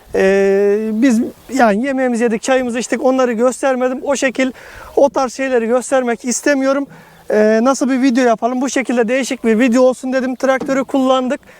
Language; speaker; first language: Turkish; native; Turkish